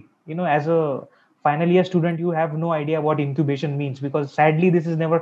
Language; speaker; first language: English; non-native, local second language; Marathi